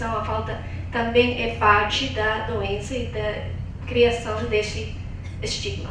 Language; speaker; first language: Portuguese; non-native, fluent; English